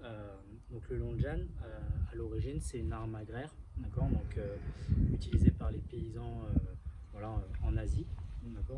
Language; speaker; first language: French; native; French